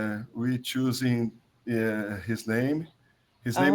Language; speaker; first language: English; non-native, learner; Portuguese